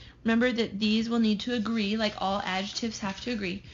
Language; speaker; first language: English; native; English